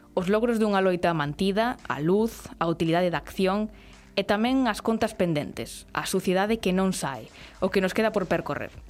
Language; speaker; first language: Galician; native; Galician